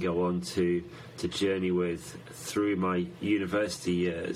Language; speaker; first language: English; native; English